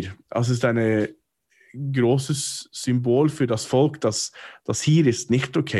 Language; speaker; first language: German; non-native, fluent; English